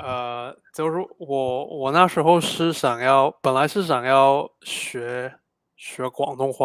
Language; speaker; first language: Chinese; non-native, fluent; English